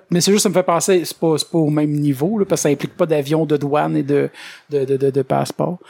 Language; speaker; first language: French; native; French